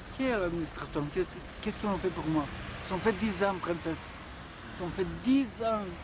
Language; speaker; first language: French; non-native, learner; Romanian